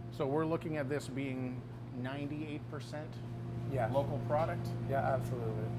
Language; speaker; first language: English; native; English